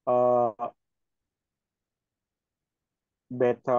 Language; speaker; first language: English; non-native, learner; Indonesian